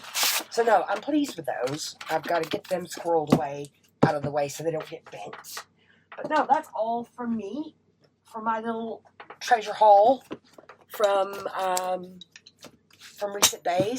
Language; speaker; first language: English; native; English